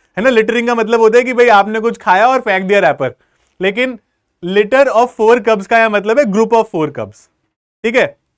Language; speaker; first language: Hindi; native; Hindi